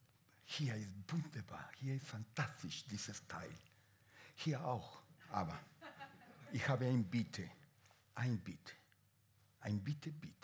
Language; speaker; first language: German; non-native, learner; Spanish